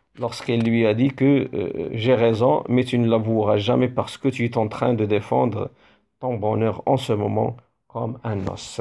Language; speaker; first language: French; non-native, local second language; Arabic